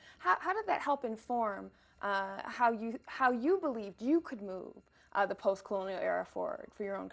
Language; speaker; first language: English; native; English